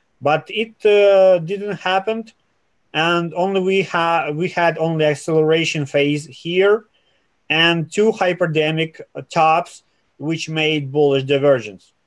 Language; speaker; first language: English; non-native, fluent; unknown